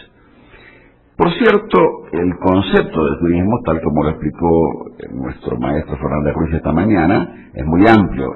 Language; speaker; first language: Spanish; native; Spanish